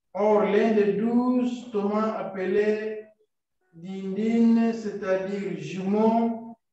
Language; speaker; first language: French; non-native, local second language; Lingala